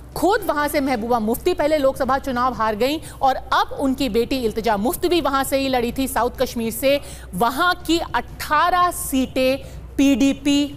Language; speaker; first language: Hindi; native; Hindi